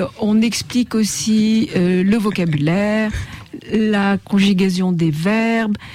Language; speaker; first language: French; native; French